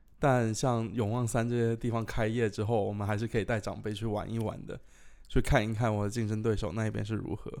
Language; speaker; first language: Chinese; early bilingual, heritage; Chinese